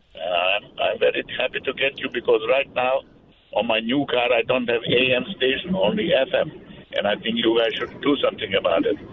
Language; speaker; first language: English; non-native, fluent; Slovak